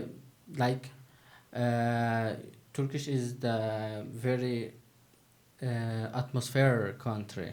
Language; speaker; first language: English; non-native, learner; Turkish